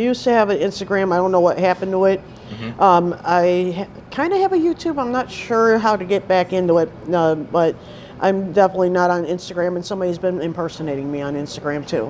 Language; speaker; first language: English; native; English